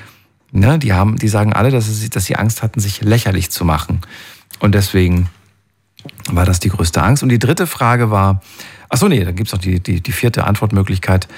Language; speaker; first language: German; native; German